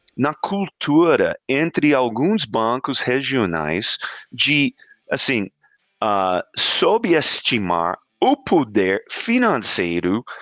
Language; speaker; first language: Portuguese; non-native, fluent; English